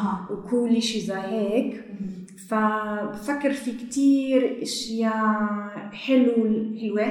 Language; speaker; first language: Arabic; non-native, learner; German